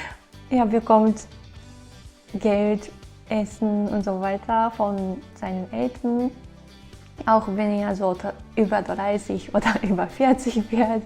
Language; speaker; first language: German; non-native, fluent; Japanese